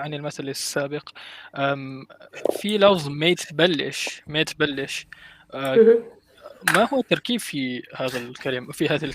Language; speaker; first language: Arabic; non-native, learner; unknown